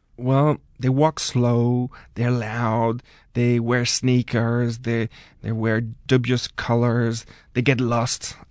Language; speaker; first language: English; non-native, fluent; French